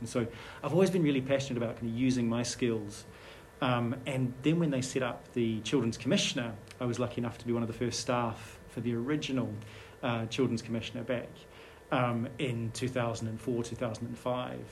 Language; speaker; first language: English; native; English